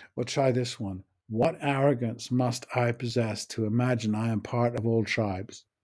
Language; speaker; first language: English; native; English